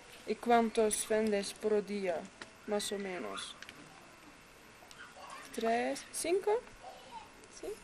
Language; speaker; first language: Spanish; non-native, learner; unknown